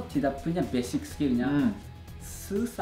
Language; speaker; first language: Indonesian; non-native, learner; Japanese